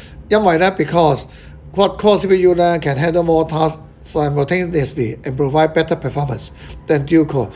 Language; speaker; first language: English; non-native, local second language; Cantonese